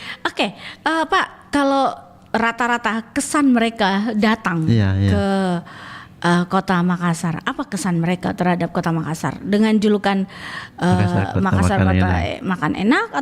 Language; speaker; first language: Indonesian; native; Indonesian